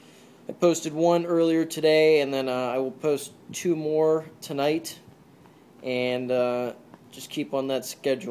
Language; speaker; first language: English; native; English